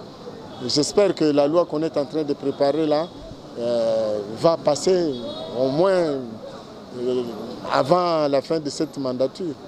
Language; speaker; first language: French; non-native, local second language; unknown